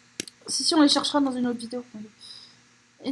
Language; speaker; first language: French; native; French